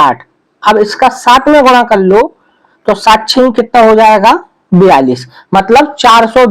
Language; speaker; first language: Hindi; native; Hindi